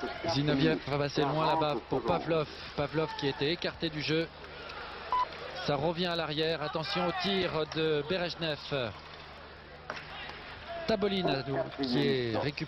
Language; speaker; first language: French; native; French